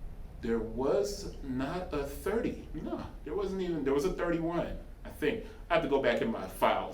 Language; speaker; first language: English; native; English